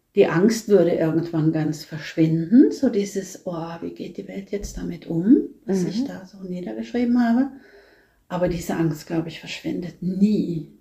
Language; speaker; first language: German; non-native, fluent; Norwegian